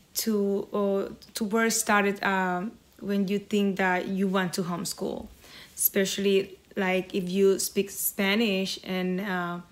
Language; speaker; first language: English; non-native, fluent; Spanish